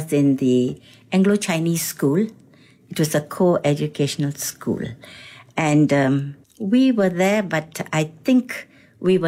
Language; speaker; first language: English; non-native, local second language; Tamil